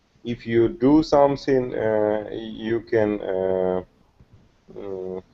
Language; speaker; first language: English; non-native, learner; Russian